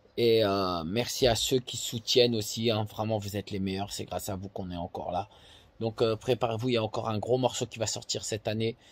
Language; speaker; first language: French; native; French